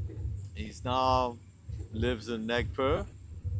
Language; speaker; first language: English; native; English